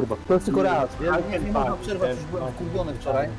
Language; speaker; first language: Polish; native; Polish